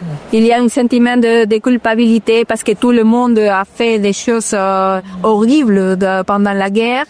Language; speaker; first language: French; non-native, fluent; Spanish